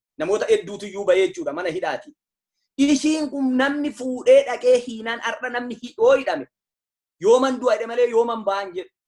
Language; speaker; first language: Oromo; native; Oromo